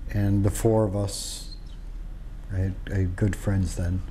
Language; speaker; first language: English; native; English